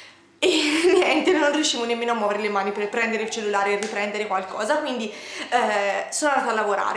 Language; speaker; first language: Italian; native; Italian